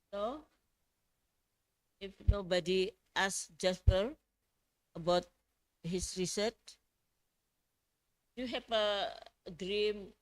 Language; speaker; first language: English; non-native, fluent; Indonesian